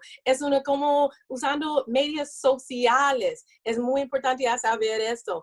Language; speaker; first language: Spanish; non-native, learner; English